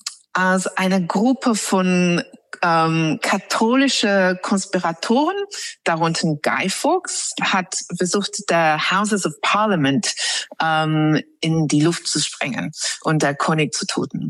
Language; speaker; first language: German; non-native, fluent; English